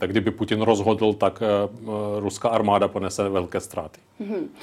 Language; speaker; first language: Czech; non-native, local second language; Ukrainian